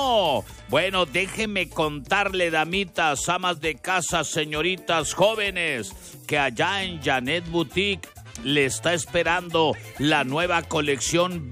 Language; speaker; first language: Spanish; native; Spanish